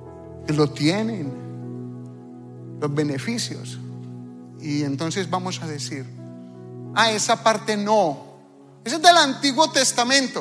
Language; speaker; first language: Spanish; native; Spanish